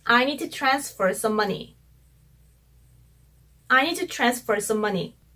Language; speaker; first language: English; non-native, fluent; Korean